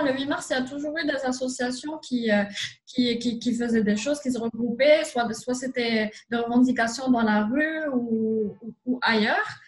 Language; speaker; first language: French; non-native, local second language; Arabic